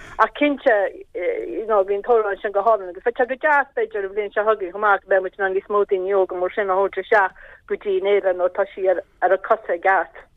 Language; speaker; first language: Irish; native; Irish